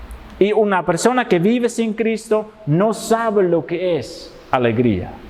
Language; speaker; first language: Spanish; non-native, fluent; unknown